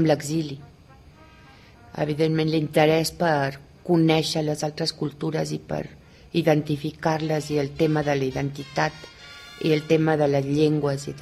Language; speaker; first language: Catalan; early bilingual, heritage; Catalan